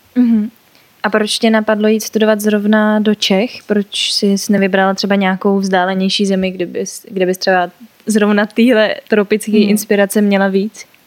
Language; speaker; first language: Czech; native; Czech